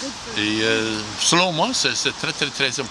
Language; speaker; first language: French; non-native, local second language; English